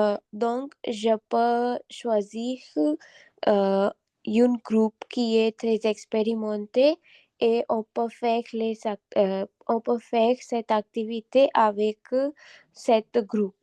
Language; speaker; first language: French; non-native, learner; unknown